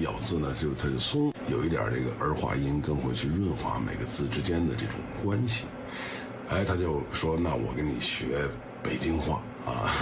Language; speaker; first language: Chinese; native; Chinese